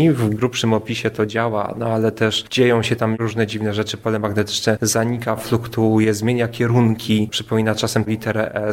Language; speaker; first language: Polish; native; Polish